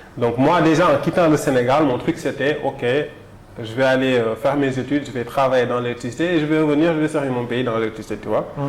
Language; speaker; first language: French; non-native, local second language; Wolof